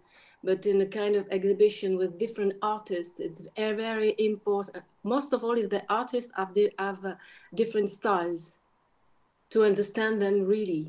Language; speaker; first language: English; non-native, learner; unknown